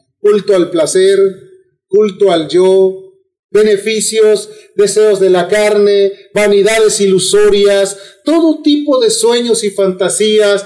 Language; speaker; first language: Spanish; native; Spanish